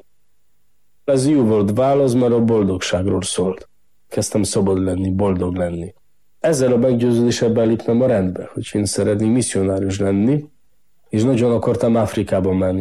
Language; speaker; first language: Hungarian; non-native, fluent; Polish